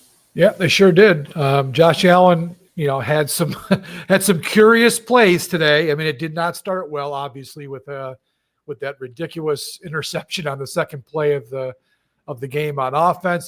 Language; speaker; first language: English; native; English